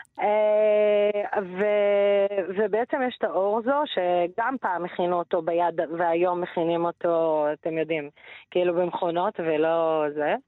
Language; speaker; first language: Hebrew; non-native, local second language; Arabic